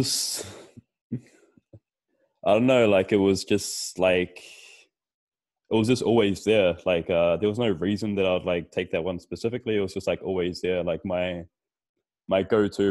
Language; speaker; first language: English; native; English